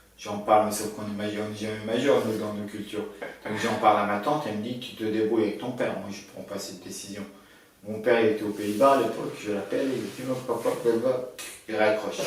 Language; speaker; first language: French; early bilingual, other home language; Persian